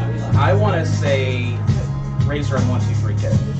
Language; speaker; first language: English; native; English